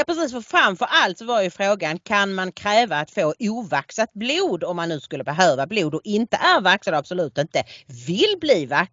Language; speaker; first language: Swedish; native; Swedish